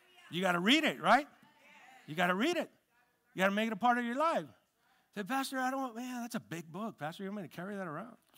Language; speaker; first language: English; early bilingual, other home language; Spanish